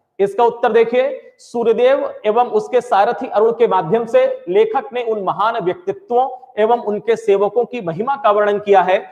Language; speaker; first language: Hindi; native; Hindi